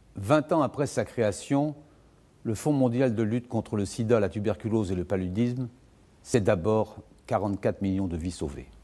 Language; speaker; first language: French; native; French